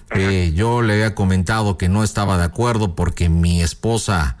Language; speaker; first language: Spanish; native; Spanish